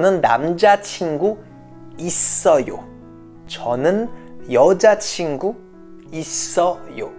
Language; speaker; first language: Korean; non-native, fluent; French